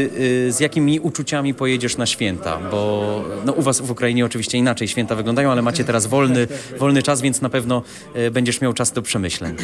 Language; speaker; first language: Polish; native; Polish